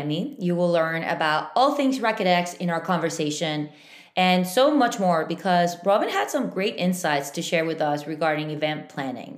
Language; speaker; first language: English; non-native, fluent; Spanish